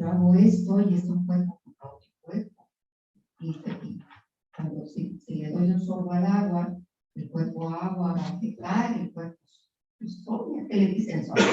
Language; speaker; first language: Spanish; native; Spanish